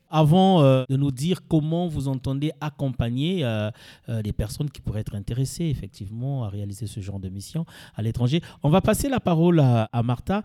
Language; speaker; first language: French; native; French